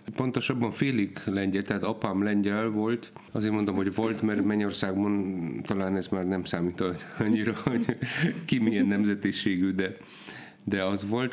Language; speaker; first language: Hungarian; non-native, fluent; Polish